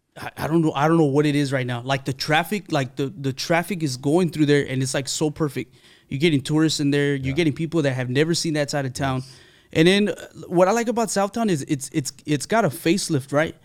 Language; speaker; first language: English; early bilingual, other home language; Spanish